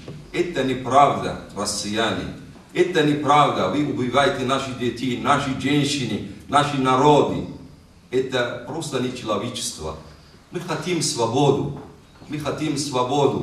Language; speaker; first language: Russian; non-native, learner; Arabic